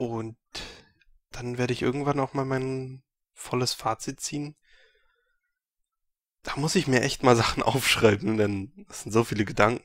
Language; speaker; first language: German; native; German